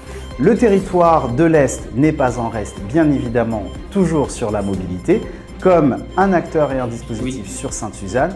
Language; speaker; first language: French; native; French